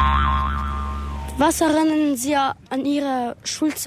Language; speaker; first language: German; non-native, learner; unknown